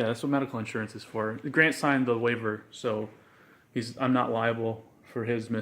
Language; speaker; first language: English; native; English